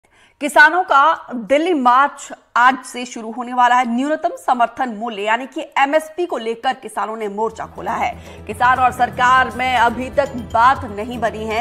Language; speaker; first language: Hindi; native; Hindi